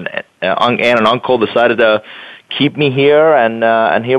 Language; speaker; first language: English; non-native, fluent; Persian